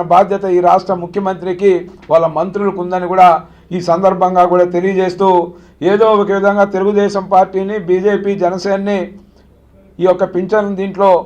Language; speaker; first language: Telugu; native; Telugu